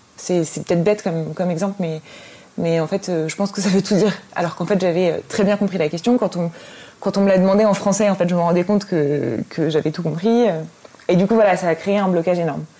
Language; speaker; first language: French; early bilingual, other home language; Arabic